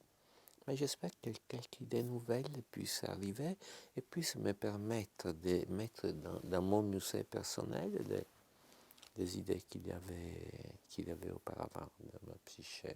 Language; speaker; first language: French; non-native, fluent; Italian